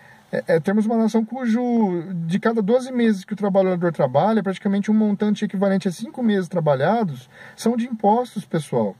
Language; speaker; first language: Portuguese; native; Portuguese